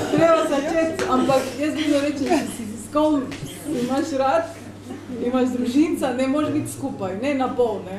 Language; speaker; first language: Slovenian; non-native, learner; Spanish